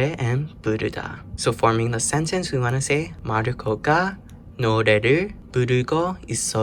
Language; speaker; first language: Korean; non-native, learner; English